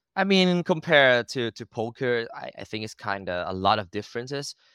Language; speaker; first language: English; non-native, learner; Thai